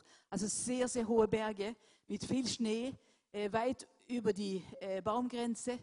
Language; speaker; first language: German; non-native, fluent; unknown